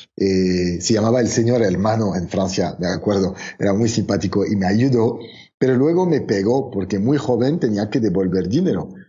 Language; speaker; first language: Spanish; non-native, fluent; French